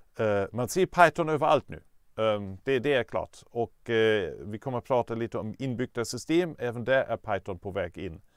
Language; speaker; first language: Swedish; non-native, fluent; German